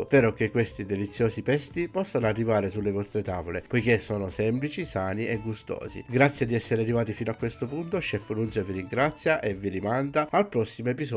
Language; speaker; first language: Italian; native; Italian